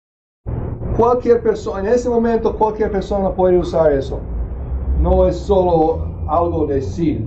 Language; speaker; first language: Spanish; non-native, fluent; English